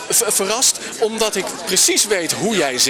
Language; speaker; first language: Dutch; native; Dutch